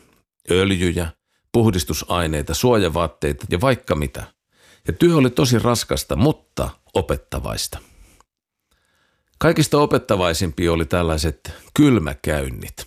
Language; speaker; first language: Finnish; native; Finnish